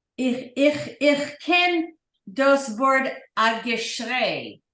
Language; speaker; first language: German; non-native, learner; English